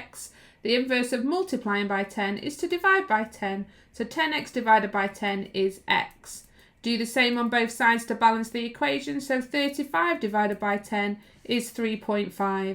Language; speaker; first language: English; native; English